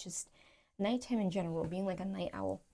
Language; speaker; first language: English; native; English